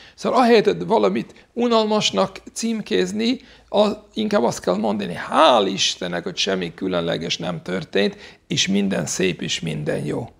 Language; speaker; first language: Hungarian; non-native, fluent; English